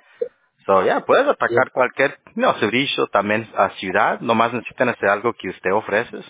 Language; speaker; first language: Spanish; early bilingual, heritage; Spanish